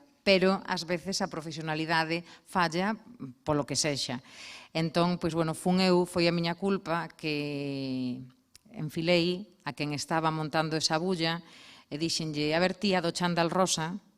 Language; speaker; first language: Galician; native; Galician